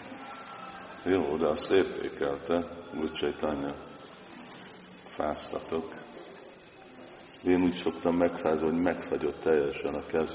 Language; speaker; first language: Hungarian; non-native, fluent; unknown